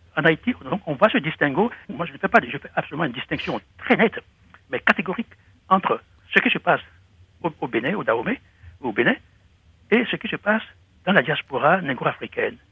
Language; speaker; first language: French; non-native, local second language; Fon